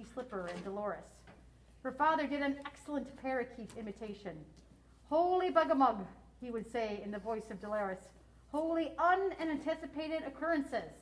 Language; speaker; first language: English; native; English